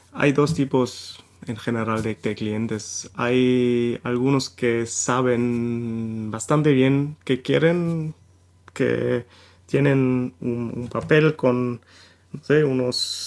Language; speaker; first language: Spanish; non-native, fluent; German